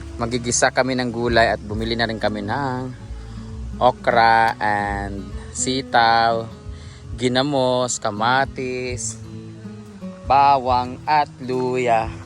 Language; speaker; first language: Filipino; non-native, local second language; Cebuano